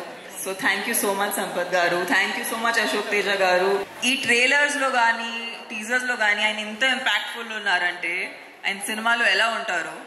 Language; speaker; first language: Telugu; non-native, fluent; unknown